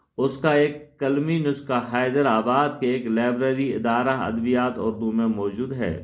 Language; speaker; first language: Urdu; non-native, local second language; Kashmiri